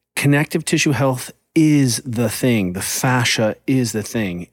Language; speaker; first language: English; early bilingual, other home language; German